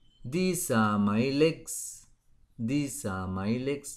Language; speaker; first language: English; non-native, local second language; Sinhala